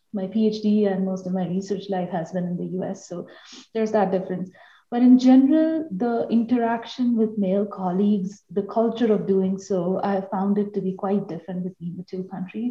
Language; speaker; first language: English; non-native, local second language; Bangla